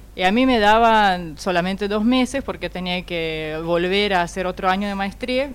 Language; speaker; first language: Spanish; non-native, fluent; Russian